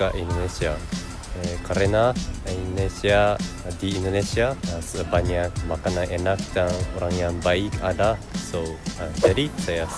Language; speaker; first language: Indonesian; non-native, learner; Japanese